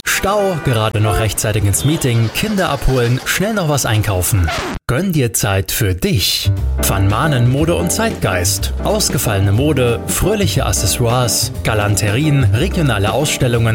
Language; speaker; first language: German; native; German